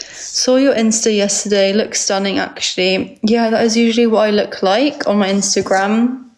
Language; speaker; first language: English; early bilingual, other home language; Georgian